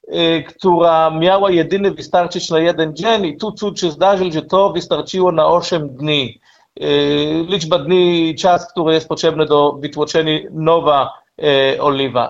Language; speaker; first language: Polish; non-native, learner; Hebrew